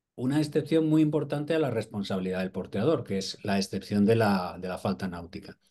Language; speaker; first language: Spanish; native; Spanish